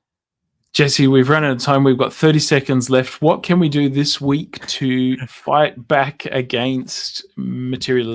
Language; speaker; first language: English; native; English